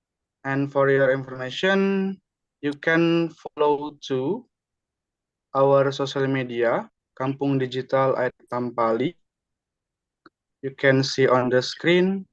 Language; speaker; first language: English; non-native, learner; Indonesian